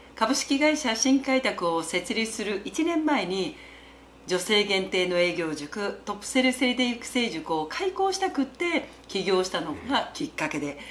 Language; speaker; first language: Japanese; native; Japanese